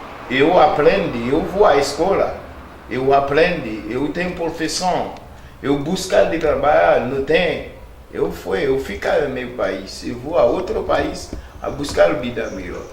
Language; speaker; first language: Portuguese; non-native, learner; Haitian Creole